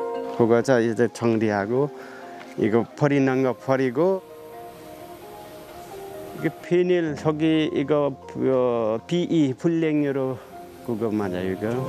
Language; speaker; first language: Korean; non-native, learner; Nepali